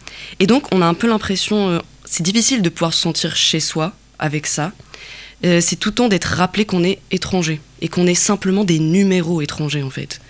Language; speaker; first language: French; non-native, local second language; Arabic